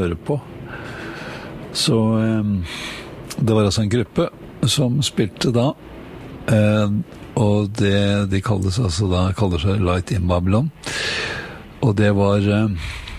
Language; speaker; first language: Norwegian; native; Norwegian